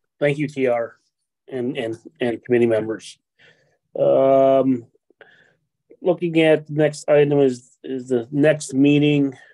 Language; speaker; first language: English; native; English